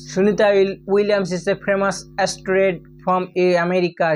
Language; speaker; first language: English; non-native, local second language; Bangla